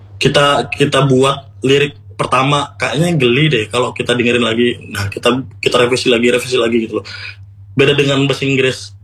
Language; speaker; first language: Indonesian; non-native, local second language; Madurese